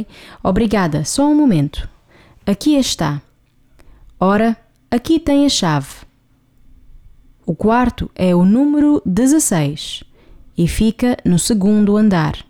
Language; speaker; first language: Portuguese; non-native, fluent; English